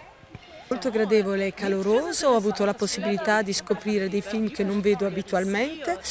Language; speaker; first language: Italian; non-native, fluent; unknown